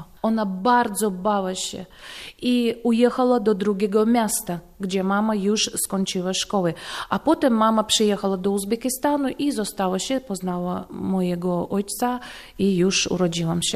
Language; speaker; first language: Polish; non-native, fluent; Russian